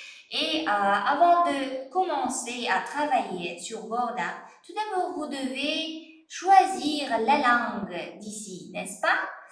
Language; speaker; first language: French; non-native, fluent; Uzbek